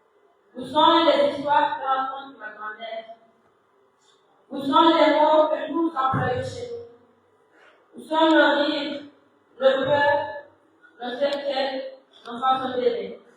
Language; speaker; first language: French; non-native, local second language; Comorian